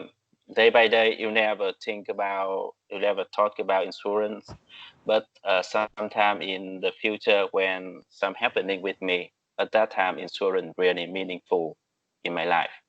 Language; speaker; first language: English; non-native, learner; Vietnamese